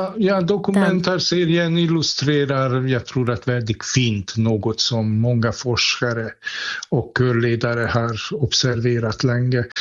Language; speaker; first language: Swedish; non-native, fluent; Hungarian